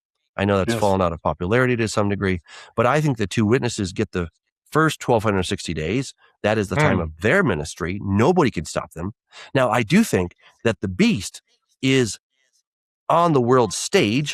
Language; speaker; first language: English; native; English